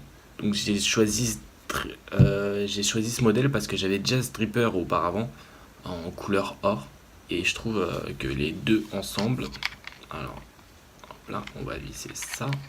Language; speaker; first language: French; native; French